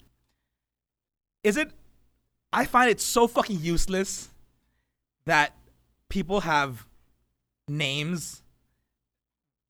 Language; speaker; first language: English; non-native, local second language; Filipino